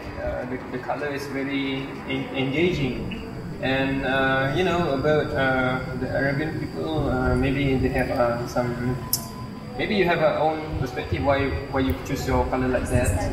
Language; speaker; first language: English; non-native, learner; Malay